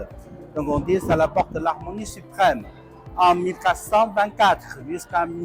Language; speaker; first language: French; non-native, learner; Chinese